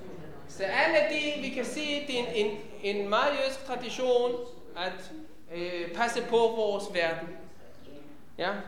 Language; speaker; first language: Danish; non-native, fluent; Hebrew